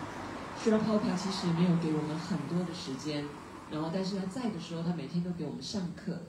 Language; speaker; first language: Chinese; native; Chinese